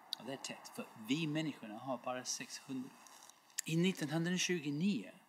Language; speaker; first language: Swedish; non-native, learner; English